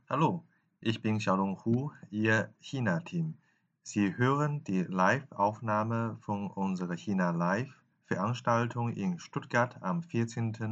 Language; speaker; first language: German; non-native, fluent; Chinese